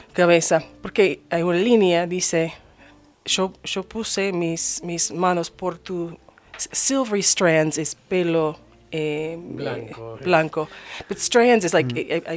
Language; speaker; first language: Spanish; non-native, learner; English